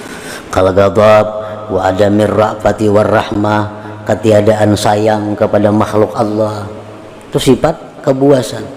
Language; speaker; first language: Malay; non-native, local second language; Banjar